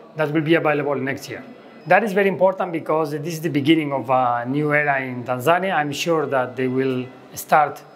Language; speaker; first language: English; non-native, fluent; Spanish